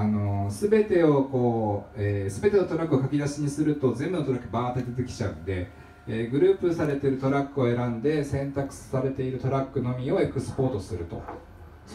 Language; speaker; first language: Japanese; native; Japanese